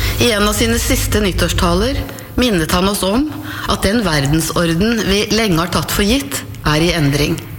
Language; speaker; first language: Norwegian; native; Norwegian